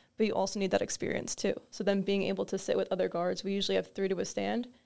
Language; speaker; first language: English; native; English